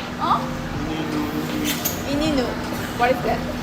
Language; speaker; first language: English; non-native, learner; Japanese